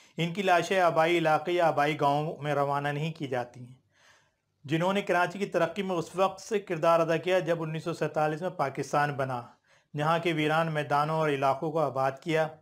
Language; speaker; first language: Urdu; native; Urdu